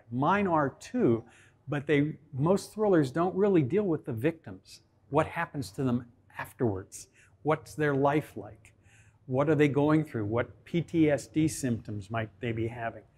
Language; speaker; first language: English; native; English